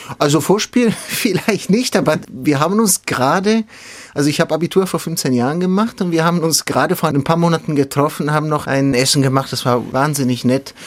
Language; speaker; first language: German; non-native, local second language; Italian